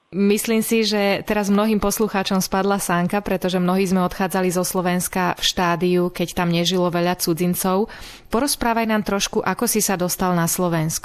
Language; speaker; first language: Slovak; native; Slovak